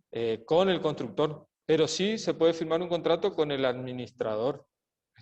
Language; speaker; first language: Spanish; native; Spanish